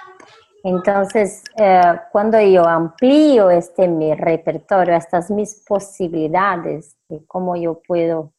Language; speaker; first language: Spanish; non-native, fluent; Portuguese